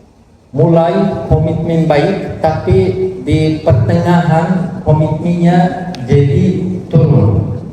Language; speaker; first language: Indonesian; non-native, fluent; Turkish